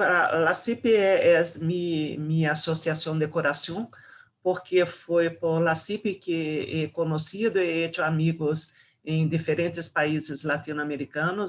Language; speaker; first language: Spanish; non-native, fluent; Portuguese